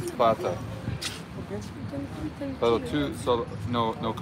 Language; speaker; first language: Spanish; non-native, learner; English